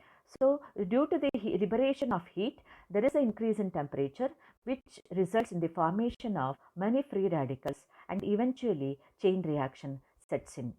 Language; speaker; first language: English; non-native, local second language; Kannada